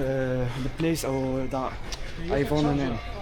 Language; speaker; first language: English; non-native, learner; Arabic